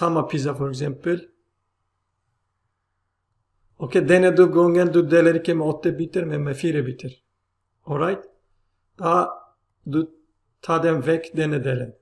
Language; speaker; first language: Norwegian; non-native, learner; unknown